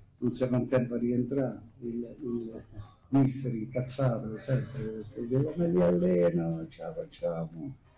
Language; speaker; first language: Italian; native; Italian